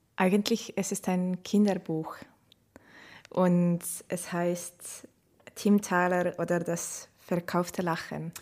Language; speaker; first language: German; non-native, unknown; Estonian